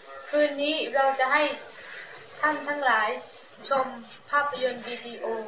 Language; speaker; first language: Thai; native; Thai